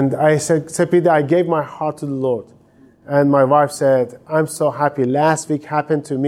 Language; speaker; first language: English; non-native, fluent; Persian